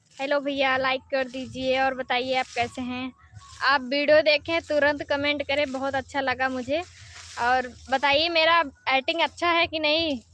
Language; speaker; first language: Hindi; native; Hindi